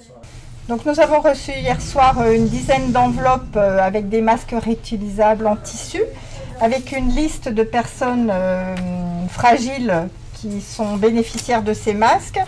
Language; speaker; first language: French; native; French